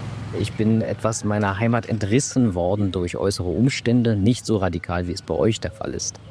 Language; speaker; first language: German; native; German